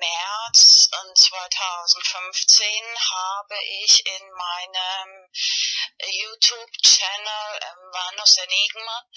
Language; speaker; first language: German; non-native, fluent; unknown